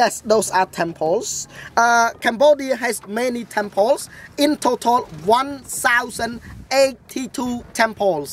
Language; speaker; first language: English; non-native, fluent; Khmer